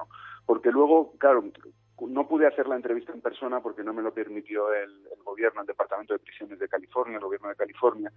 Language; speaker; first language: Spanish; native; Spanish